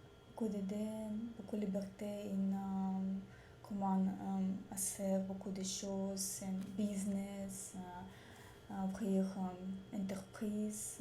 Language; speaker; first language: French; non-native, learner; Russian